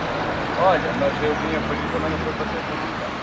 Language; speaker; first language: Portuguese; native; Portuguese